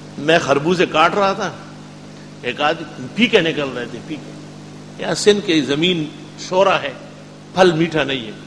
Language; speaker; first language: Urdu; non-native, local second language; Pashto